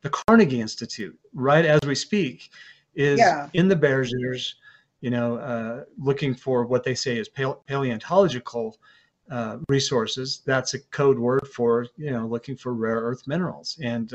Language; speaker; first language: English; native; English